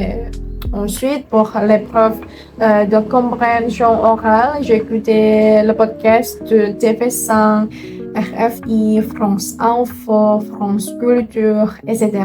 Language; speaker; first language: French; non-native, learner; Indonesian